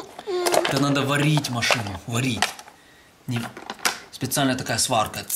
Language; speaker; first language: Russian; native; Russian